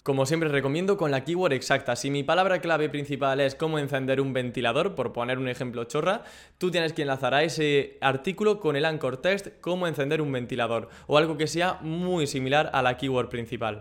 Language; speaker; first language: Spanish; native; Spanish